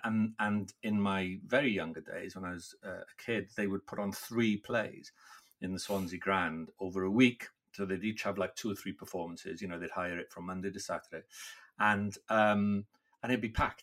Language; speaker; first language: English; non-native, local second language; Welsh